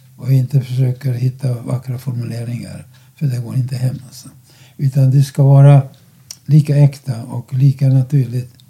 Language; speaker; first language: Swedish; non-native, fluent; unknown